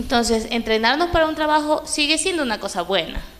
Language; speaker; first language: Spanish; native; Spanish